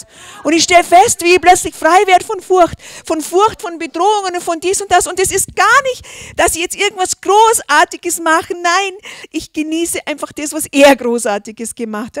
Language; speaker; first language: German; native; German